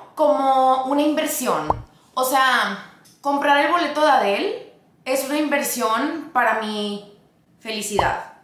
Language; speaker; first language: Spanish; early bilingual, heritage; Spanish